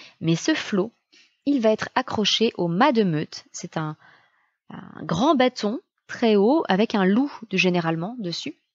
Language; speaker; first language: French; native; French